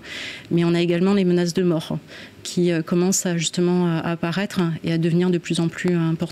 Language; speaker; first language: French; native; French